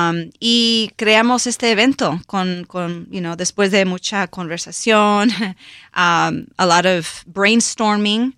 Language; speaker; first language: Spanish; non-native, local second language; English